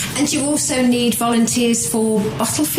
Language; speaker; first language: English; native; English